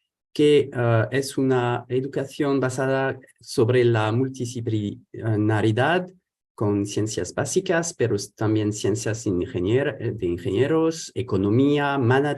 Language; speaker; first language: Spanish; non-native, fluent; French